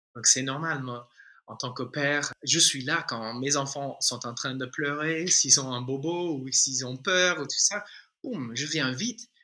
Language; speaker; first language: French; non-native, fluent; English